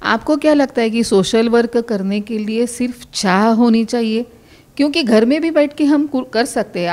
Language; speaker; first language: Hindi; non-native, local second language; Marathi